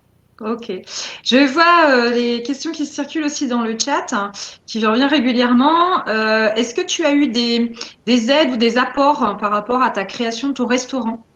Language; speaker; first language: French; native; French